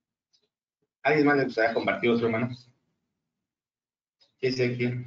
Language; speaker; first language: Spanish; native; Spanish